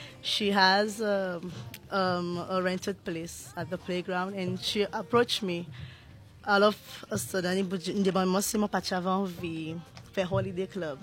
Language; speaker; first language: English; non-native, local second language; Seselwa Creole French